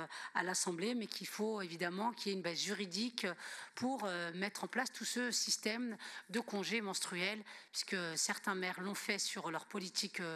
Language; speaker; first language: French; native; French